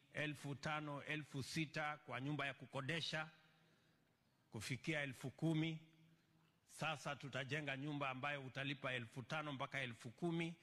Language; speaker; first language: Swahili; non-native, local second language; Kalenjin